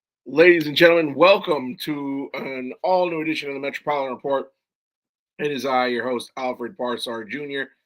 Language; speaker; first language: English; native; English